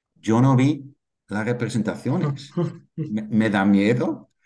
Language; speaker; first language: Spanish; non-native, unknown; Dutch